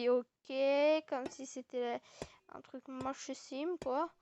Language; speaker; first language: French; native; French